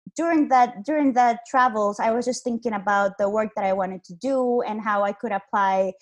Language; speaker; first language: English; non-native, fluent; Spanish